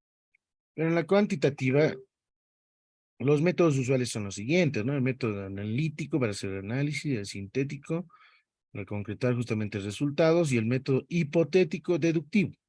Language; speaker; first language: Spanish; native; Spanish